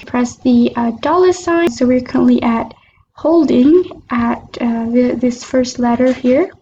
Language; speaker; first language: English; non-native, local second language; Malay